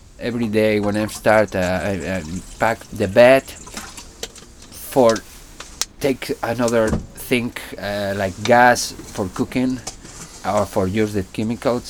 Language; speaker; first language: English; non-native, learner; Spanish